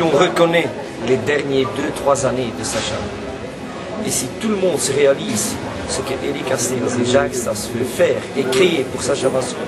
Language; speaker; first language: French; non-native, local second language; Dutch